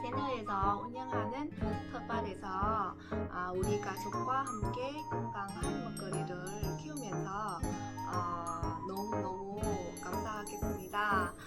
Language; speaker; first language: Korean; non-native, learner; Vietnamese